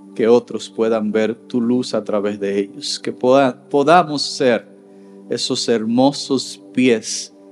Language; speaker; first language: Spanish; native; Spanish